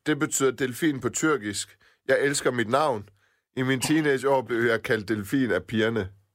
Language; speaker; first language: Danish; native; Danish